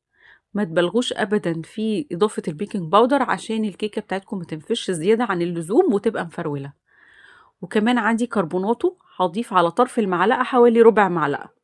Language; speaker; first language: Arabic; native; Arabic